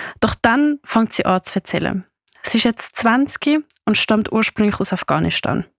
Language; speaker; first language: German; native; German